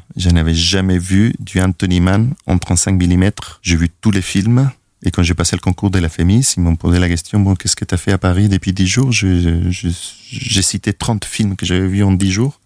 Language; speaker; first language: French; non-native, fluent; Spanish